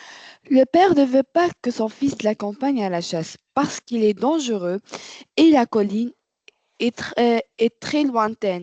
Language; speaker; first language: French; non-native, learner; Arabic